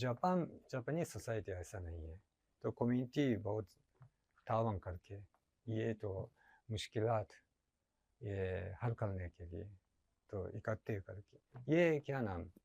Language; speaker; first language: Hindi; non-native, learner; Japanese